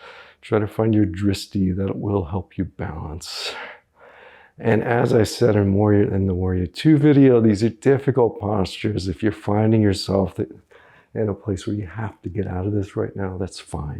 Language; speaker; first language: English; native; English